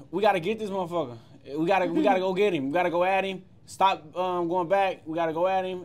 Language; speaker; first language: English; native; English